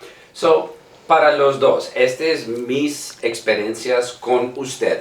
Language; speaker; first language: Spanish; non-native, learner; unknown